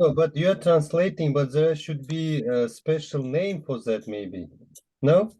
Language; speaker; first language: English; non-native, fluent; Uzbek